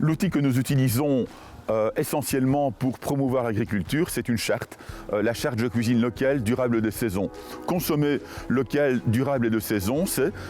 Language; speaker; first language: French; native; French